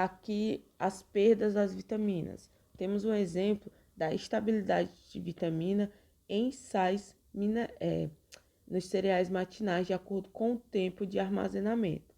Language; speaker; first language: Portuguese; native; Portuguese